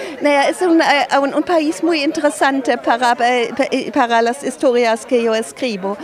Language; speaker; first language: Spanish; non-native, fluent; German